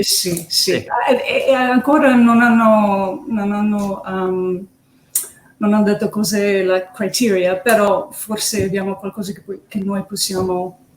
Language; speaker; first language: Italian; early bilingual, heritage; English